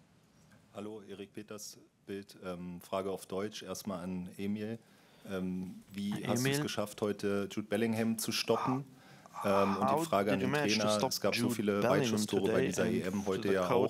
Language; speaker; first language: German; native; German